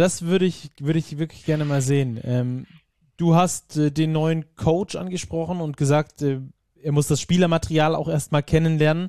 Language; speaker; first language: German; native; German